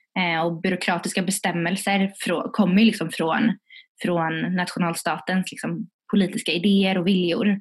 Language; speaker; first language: Swedish; early bilingual, other home language; Tigrinya